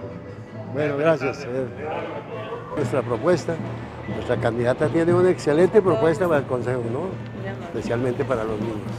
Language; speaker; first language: Spanish; native; Spanish